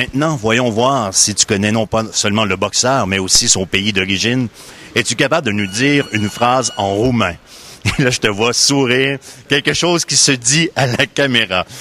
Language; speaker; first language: French; native; French